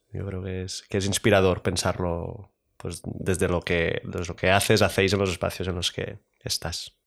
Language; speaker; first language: Spanish; non-native, local second language; Catalan